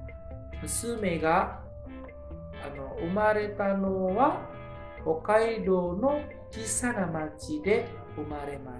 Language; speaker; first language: Japanese; non-native, fluent; Indonesian